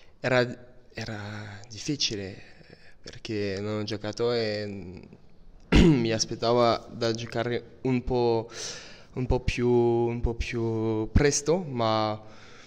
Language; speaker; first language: Italian; non-native, learner; French